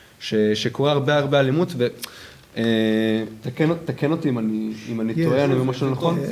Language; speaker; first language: Hebrew; native; Hebrew